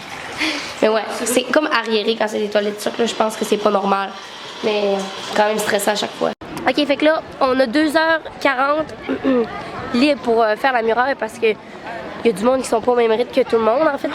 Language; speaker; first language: French; native; French